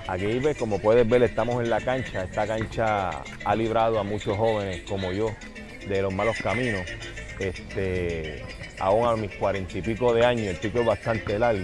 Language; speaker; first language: Spanish; native; Spanish